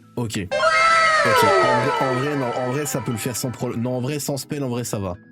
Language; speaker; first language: French; native; French